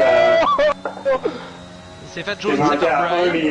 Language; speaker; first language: French; native; French